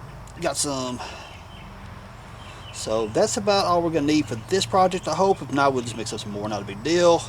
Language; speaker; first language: English; native; English